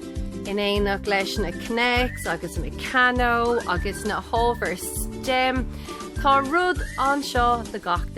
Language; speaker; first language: Irish; native; Irish